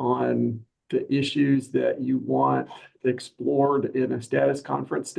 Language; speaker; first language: English; native; English